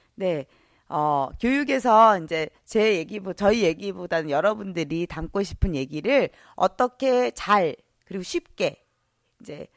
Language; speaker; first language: Korean; native; Korean